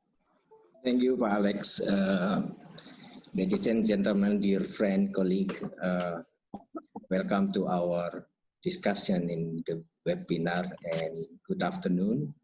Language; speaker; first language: English; non-native, fluent; Indonesian